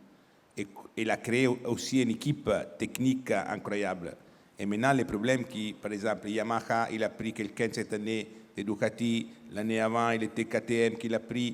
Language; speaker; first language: French; non-native, fluent; Italian